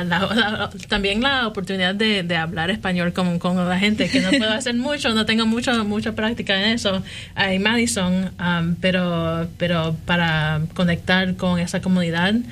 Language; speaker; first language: Spanish; early bilingual, heritage; Spanish